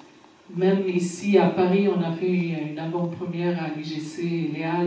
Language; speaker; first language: French; non-native, fluent; Arabic